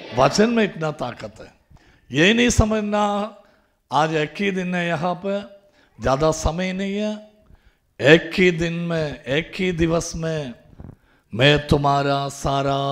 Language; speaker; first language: Hindi; non-native, local second language; Malayalam